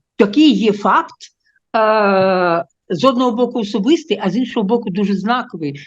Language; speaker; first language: Ukrainian; non-native, local second language; Russian